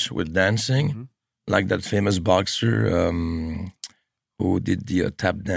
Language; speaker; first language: English; non-native, fluent; French